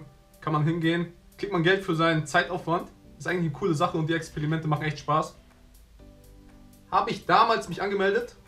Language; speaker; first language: German; native; German